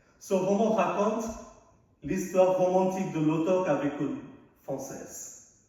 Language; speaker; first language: French; non-native, fluent; Arabic